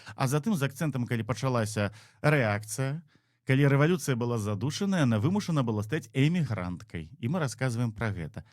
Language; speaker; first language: Belarusian; native; Belarusian